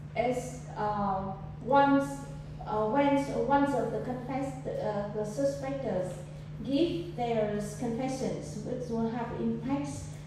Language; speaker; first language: English; non-native, fluent; Vietnamese